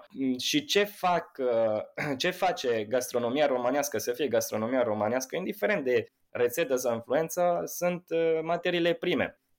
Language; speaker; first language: Romanian; non-native, fluent; Italian